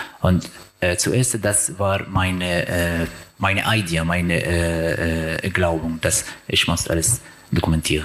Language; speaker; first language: German; non-native, learner; Arabic